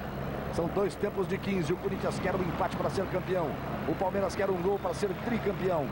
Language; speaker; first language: Portuguese; native; Portuguese